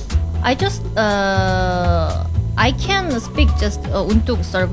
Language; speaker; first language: English; non-native, learner; Korean